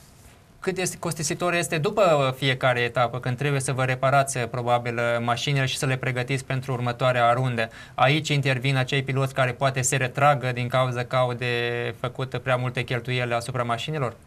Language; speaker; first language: Romanian; native; Romanian